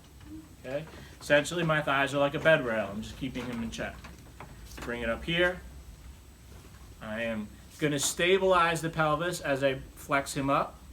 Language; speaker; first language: English; native; English